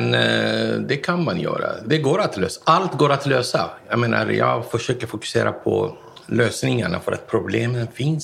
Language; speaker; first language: Swedish; non-native, fluent; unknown